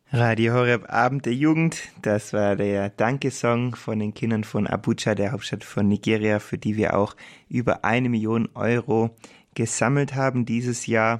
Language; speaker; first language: German; native; German